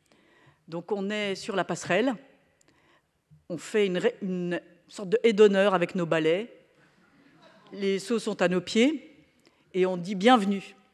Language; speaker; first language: French; native; French